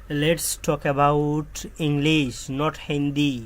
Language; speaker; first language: English; non-native, learner; Bangla